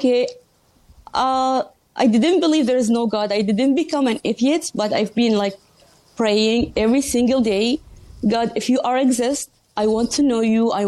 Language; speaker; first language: English; non-native, learner; Arabic